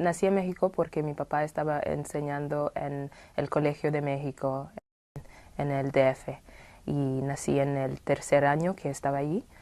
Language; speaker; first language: Spanish; non-native, fluent; English